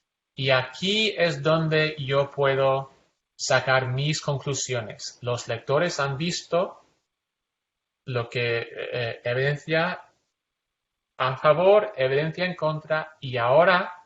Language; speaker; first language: Spanish; non-native, fluent; English